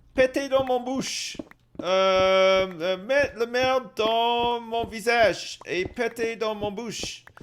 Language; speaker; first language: French; non-native, learner; English